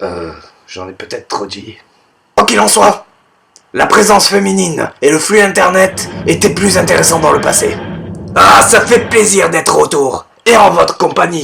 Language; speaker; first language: French; native; French